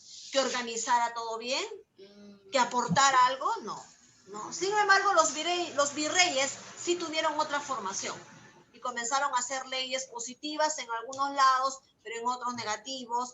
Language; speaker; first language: Spanish; native; Spanish